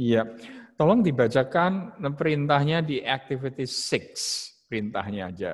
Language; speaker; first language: Indonesian; native; Indonesian